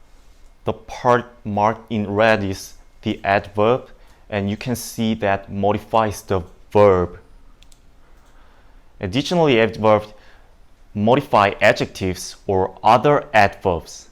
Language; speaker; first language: English; non-native, learner; Indonesian